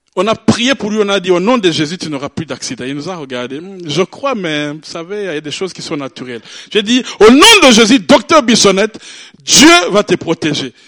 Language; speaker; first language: French; non-native, local second language; Rundi